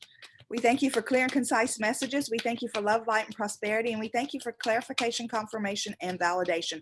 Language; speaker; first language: English; native; English